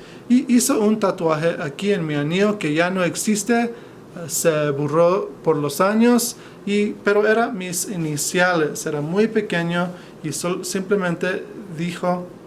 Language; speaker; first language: Spanish; non-native, fluent; English